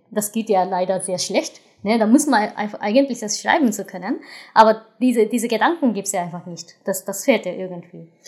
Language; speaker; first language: German; non-native, fluent; Japanese